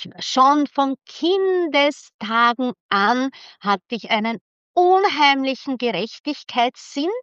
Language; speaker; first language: German; early bilingual, other home language; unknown